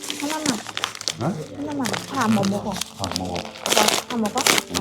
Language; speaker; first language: Korean; non-native, learner; Vietnamese